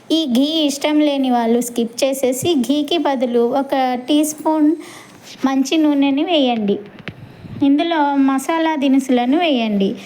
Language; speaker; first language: Telugu; non-native, local second language; Urdu